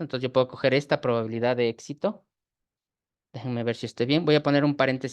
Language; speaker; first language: Spanish; native; Spanish